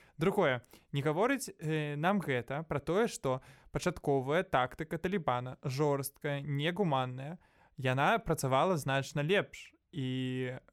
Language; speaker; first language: Belarusian; non-native, local second language; Russian